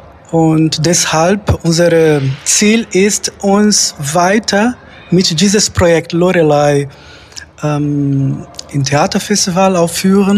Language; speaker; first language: German; non-native, fluent; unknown